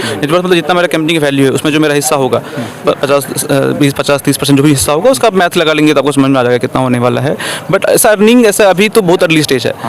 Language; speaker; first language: Hindi; non-native, local second language; Maithili